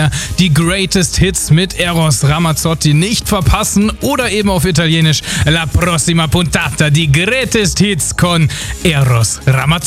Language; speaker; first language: German; native; German